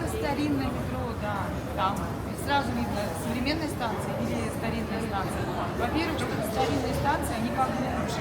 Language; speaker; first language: Russian; native; Russian